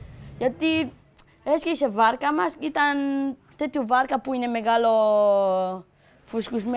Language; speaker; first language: Greek; early bilingual, other home language; Persian